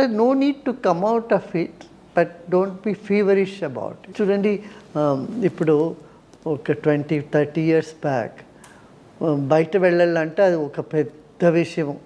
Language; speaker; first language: Telugu; non-native, local second language; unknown